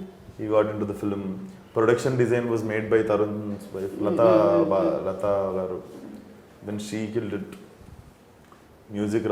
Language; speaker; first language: Telugu; native; Telugu